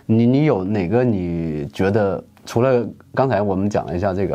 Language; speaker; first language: Chinese; native; Chinese